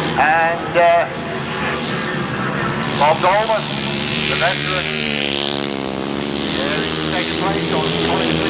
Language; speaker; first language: English; native; English